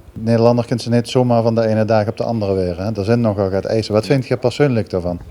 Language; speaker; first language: Dutch; native; Dutch